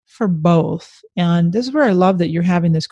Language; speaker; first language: English; native; English